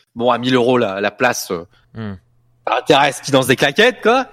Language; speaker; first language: French; native; French